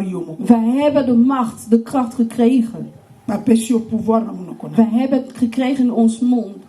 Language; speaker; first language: Dutch; non-native, learner; Lingala